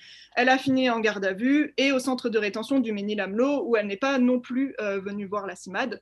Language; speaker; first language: French; native; French